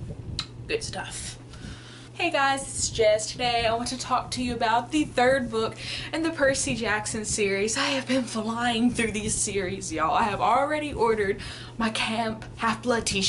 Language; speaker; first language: English; native; English